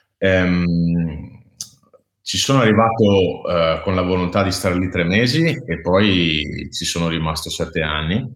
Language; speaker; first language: Italian; native; Italian